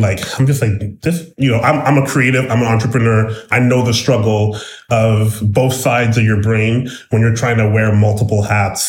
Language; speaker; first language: English; native; English